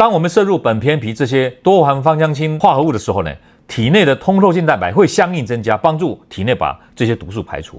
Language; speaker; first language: Chinese; native; Chinese